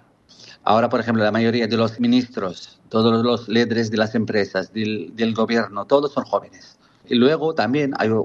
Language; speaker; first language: Spanish; non-native, fluent; Arabic